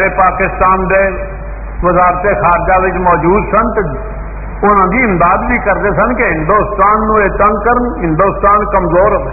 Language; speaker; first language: Urdu; non-native, local second language; Punjabi